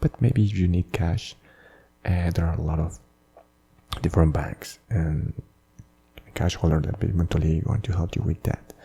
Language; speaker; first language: English; non-native, fluent; Spanish